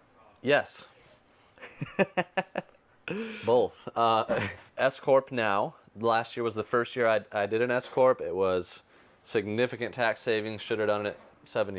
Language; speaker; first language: English; native; English